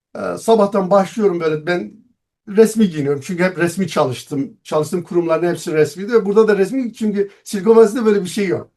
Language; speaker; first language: Turkish; non-native, local second language; Kurdish